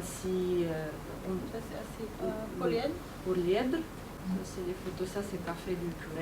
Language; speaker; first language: French; non-native, fluent; Ukrainian